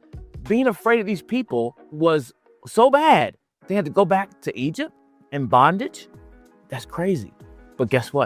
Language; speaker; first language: English; native; English